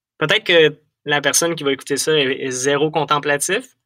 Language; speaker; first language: French; native; French